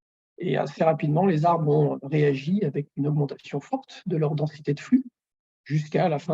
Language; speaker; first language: French; native; French